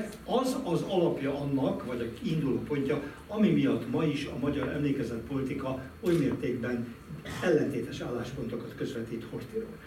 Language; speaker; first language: Hungarian; native; Hungarian